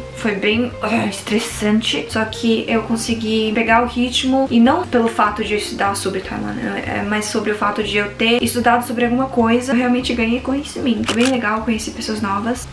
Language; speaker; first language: Portuguese; native; Portuguese